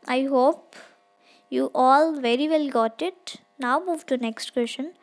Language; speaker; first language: English; non-native, local second language; Punjabi